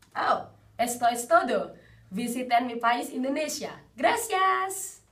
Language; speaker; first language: Spanish; non-native, learner; Indonesian